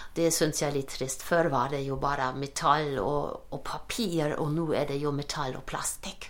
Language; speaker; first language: Norwegian; non-native, fluent; German